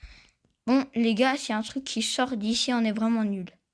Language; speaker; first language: French; native; French